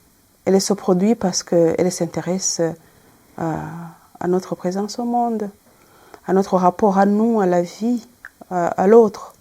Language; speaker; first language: French; non-native, local second language; Kinyarwanda